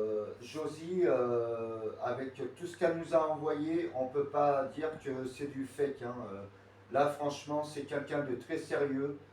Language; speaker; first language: French; native; French